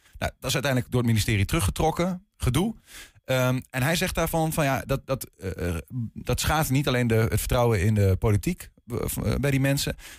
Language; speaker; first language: Dutch; native; Dutch